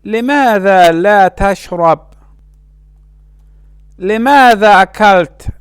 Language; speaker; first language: Arabic; non-native, fluent; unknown